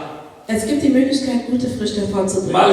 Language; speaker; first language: German; non-native, fluent; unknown